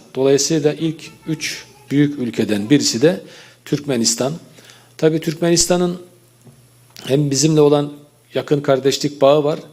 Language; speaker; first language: Turkish; native; Turkish